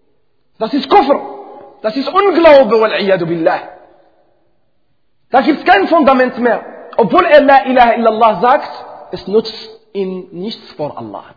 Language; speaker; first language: German; non-native, fluent; Arabic